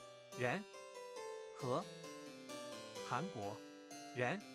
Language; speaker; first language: Chinese; non-native, learner; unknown